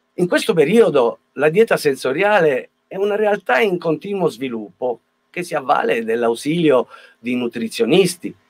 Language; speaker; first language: Italian; native; Italian